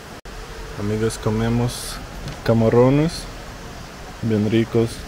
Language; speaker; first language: Spanish; non-native, fluent; Russian